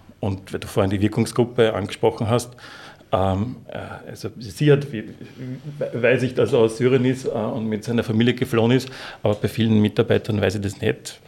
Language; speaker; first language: German; native; German